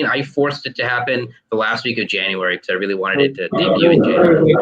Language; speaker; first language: English; native; English